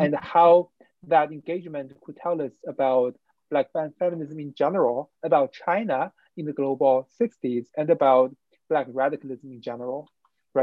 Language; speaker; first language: English; non-native, fluent; Chinese